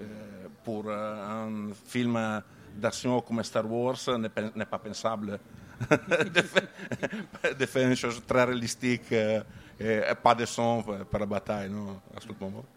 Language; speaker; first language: French; non-native, learner; Italian